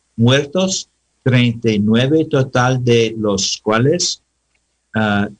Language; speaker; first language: Spanish; non-native, learner; English